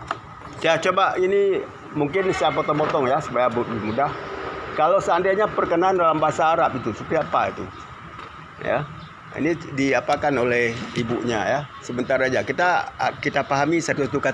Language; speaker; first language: Indonesian; non-native, local second language; Achinese